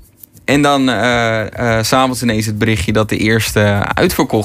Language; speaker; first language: Dutch; native; Dutch